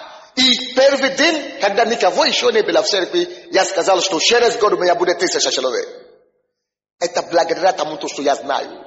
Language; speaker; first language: Russian; non-native, fluent; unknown